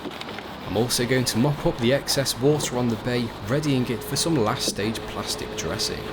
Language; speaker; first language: English; native; English